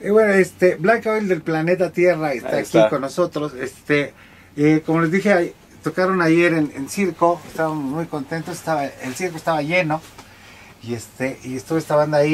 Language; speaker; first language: Spanish; native; Spanish